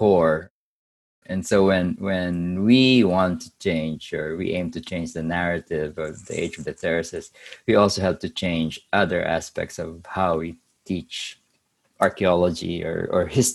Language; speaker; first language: English; non-native, local second language; Bikol